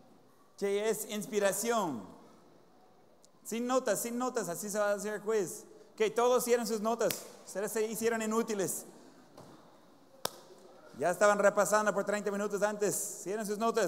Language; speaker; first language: Spanish; non-native, fluent; English